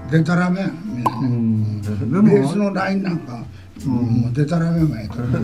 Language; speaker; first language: Japanese; native; Japanese